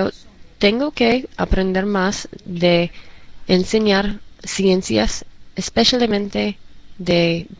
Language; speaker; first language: Spanish; non-native, learner; English